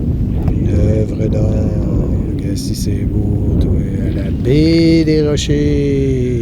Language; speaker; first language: French; native; French